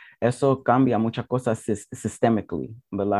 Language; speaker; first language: Spanish; early bilingual, heritage; English